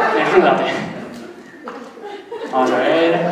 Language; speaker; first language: Spanish; native; Spanish